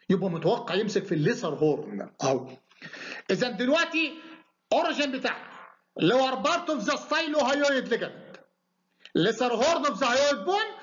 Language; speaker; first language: Arabic; native; Arabic